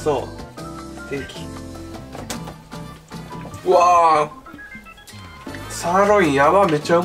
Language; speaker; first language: Japanese; native; Japanese